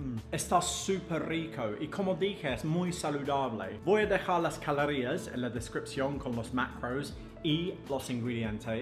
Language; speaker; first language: Spanish; non-native, fluent; English